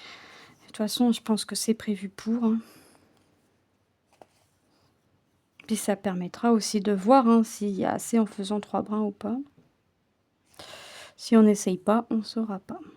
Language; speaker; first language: French; native; French